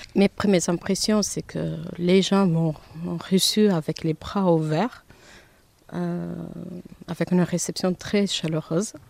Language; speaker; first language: French; non-native, fluent; Portuguese